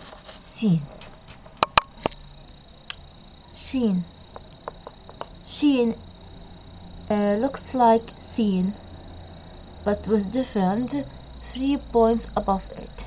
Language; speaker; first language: English; non-native, learner; Arabic